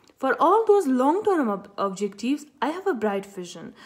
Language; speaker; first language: English; non-native, fluent; Pashto